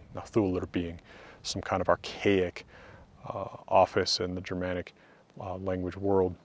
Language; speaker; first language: English; native; English